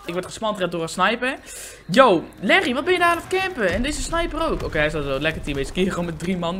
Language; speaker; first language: Dutch; native; Dutch